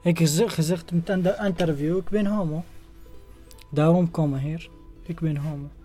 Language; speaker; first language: Dutch; non-native, learner; Arabic